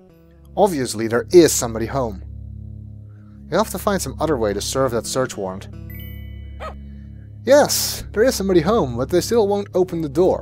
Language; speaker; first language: English; native; English